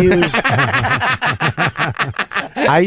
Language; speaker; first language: English; native; English